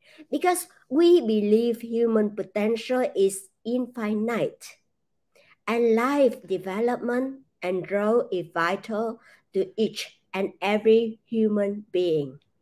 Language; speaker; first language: English; non-native, fluent; Vietnamese